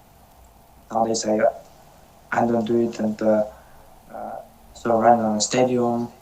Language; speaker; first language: English; non-native, learner; Russian